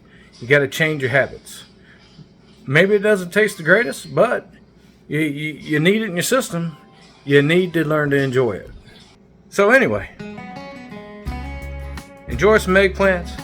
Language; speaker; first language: English; native; English